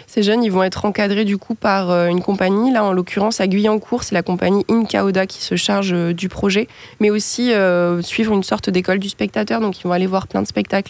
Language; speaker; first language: French; native; French